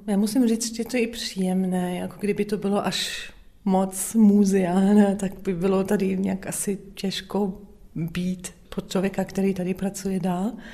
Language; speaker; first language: Czech; non-native, fluent; German